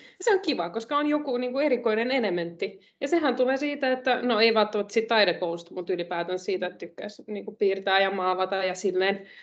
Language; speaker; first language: Finnish; non-native, fluent; Russian